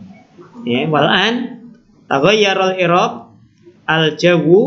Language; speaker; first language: Arabic; non-native, fluent; Indonesian